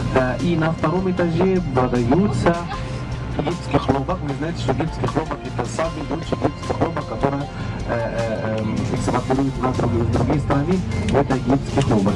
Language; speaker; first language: Russian; non-native, fluent; Arabic